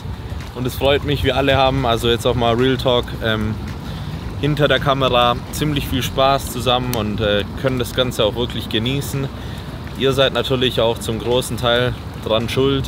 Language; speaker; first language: German; native; German